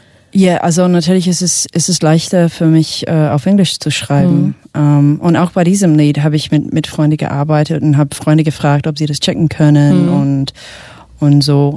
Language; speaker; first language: German; non-native, fluent; English